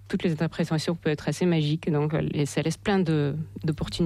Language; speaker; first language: French; non-native, fluent; Ukrainian